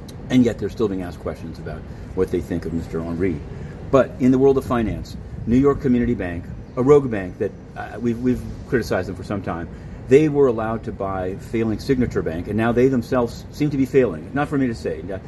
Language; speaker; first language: English; native; English